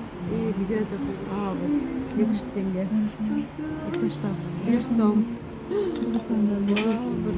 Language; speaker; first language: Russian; non-native, local second language; Kazakh